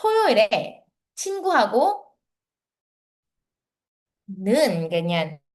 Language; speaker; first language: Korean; non-native, fluent; Filipino